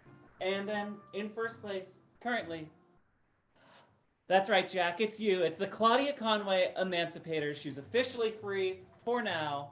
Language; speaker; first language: English; native; English